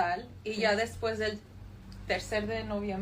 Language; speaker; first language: Spanish; early bilingual, other home language; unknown